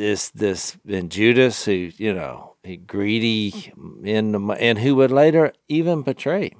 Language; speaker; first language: English; native; English